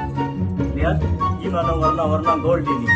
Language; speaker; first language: Indonesian; non-native, learner; Hindi